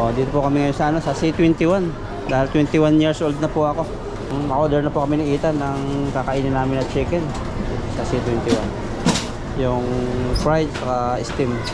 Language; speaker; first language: Filipino; native; Filipino